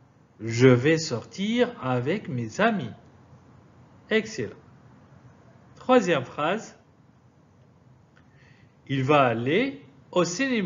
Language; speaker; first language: French; non-native, fluent; Arabic